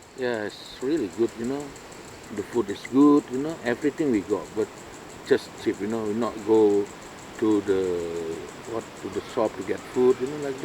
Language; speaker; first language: English; non-native, learner; Indonesian